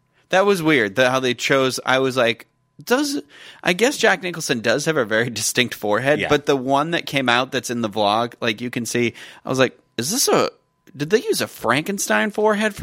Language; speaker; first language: English; native; English